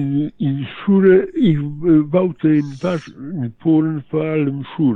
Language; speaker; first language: German; non-native, fluent; Polish